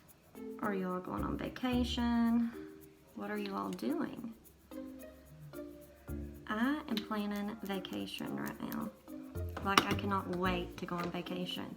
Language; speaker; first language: English; native; English